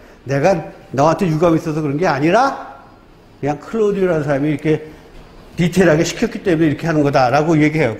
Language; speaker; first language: Korean; native; Korean